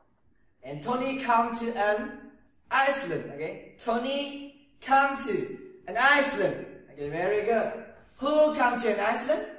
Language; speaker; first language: English; non-native, learner; Vietnamese